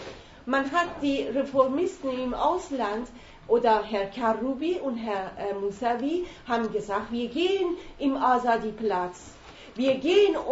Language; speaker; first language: German; non-native, learner; Persian